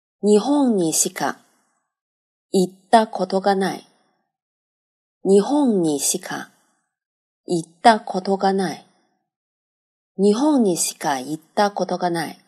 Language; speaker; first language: Japanese; non-native, fluent; Chinese